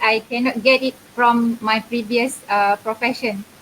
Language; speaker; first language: English; non-native, local second language; Malay